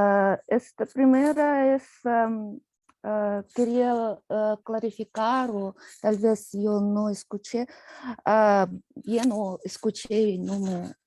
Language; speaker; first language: Spanish; non-native, learner; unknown